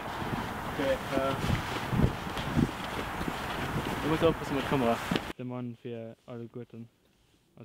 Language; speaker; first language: German; non-native, local second language; Luxembourgish